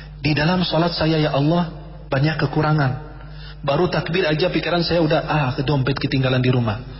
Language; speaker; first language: Indonesian; non-native, fluent; Arabic